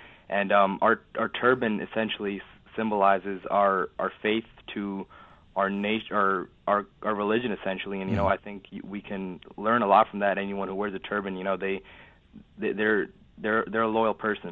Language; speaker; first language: English; native; English